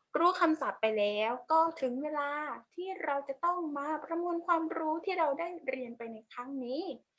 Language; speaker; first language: Thai; native; Thai